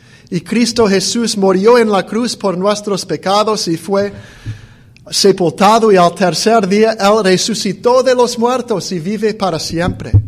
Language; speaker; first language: Spanish; non-native, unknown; English